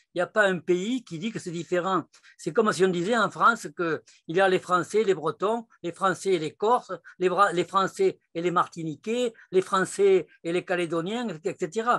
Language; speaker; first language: French; native; French